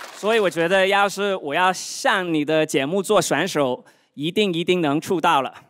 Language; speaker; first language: Chinese; non-native, fluent; Cantonese